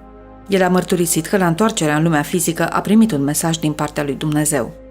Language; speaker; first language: Romanian; native; Romanian